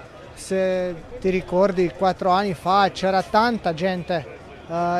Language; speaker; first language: Italian; non-native, fluent; Slovenian